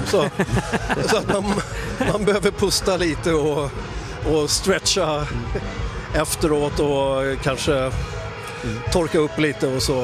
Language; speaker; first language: Swedish; native; Swedish